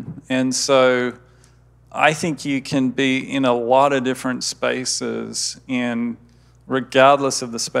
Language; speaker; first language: English; native; English